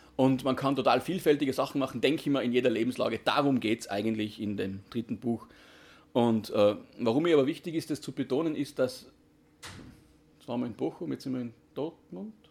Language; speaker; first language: German; native; German